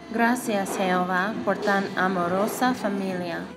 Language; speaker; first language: Spanish; non-native, fluent; English